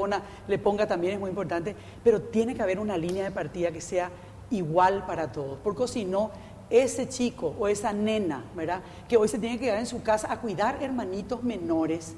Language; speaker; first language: Spanish; native; Spanish